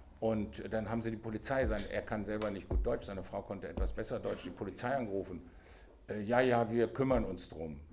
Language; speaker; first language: German; native; German